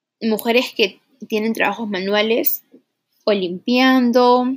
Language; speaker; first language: Spanish; early bilingual, heritage; Spanish